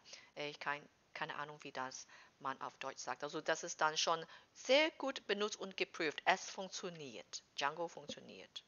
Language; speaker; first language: German; non-native, fluent; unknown